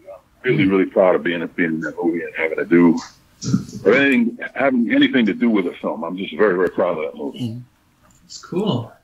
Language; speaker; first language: English; native; English